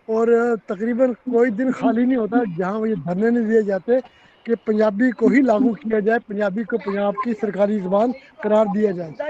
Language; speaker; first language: Hindi; non-native, local second language; Punjabi